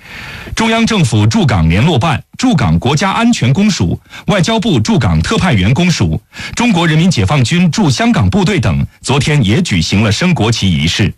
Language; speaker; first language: Chinese; native; Chinese